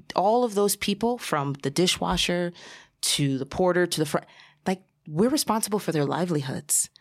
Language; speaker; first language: English; early bilingual, other home language; Spanish